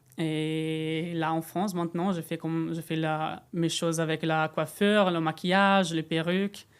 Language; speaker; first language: French; non-native, fluent; Portuguese